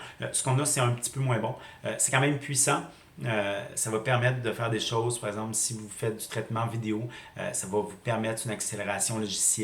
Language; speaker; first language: French; native; French